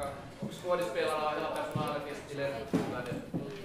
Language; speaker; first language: Swedish; native; Swedish